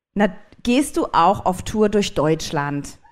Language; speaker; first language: German; native; German